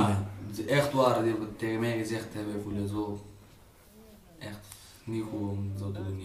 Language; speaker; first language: Dutch; non-native, learner; Pashto